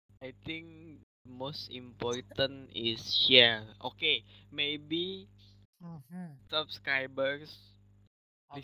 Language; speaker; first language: English; non-native, learner; Indonesian